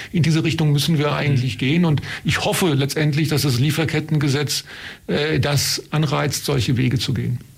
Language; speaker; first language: German; native; German